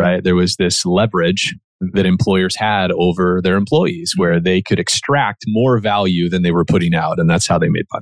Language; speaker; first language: English; native; English